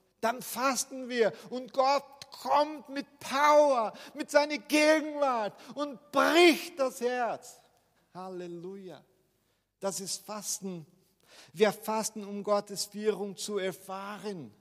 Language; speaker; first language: German; non-native, fluent; Portuguese